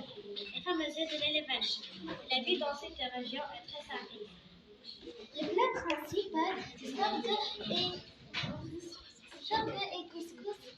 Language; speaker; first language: French; non-native, learner; Arabic